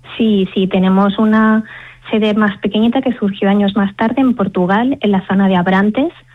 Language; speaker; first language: Spanish; native; Spanish